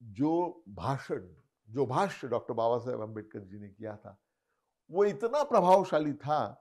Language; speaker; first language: Hindi; non-native, local second language; Marathi